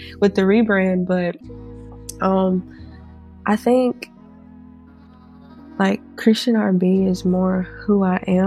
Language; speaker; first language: English; native; English